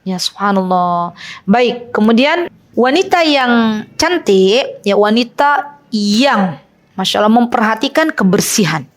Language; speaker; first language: Indonesian; native; Indonesian